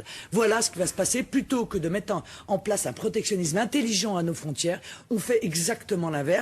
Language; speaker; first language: French; native; French